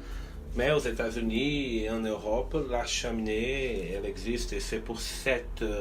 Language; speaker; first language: French; non-native, fluent; Portuguese